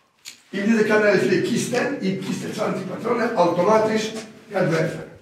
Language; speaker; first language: German; non-native, learner; Polish